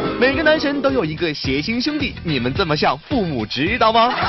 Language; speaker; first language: Chinese; native; Chinese